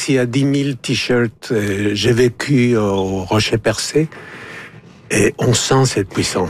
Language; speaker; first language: French; non-native, fluent; Spanish